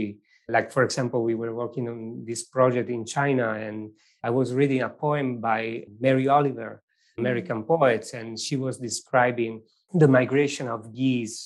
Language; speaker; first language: English; non-native, fluent; Italian